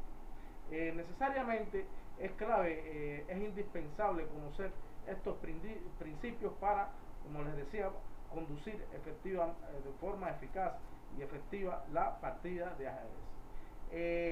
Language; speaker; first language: Spanish; native; Spanish